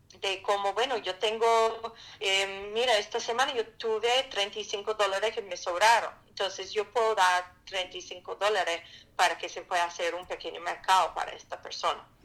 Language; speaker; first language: Spanish; non-native, fluent; English